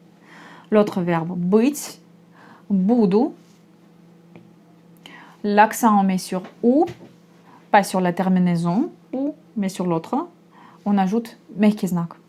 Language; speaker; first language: French; non-native, fluent; Russian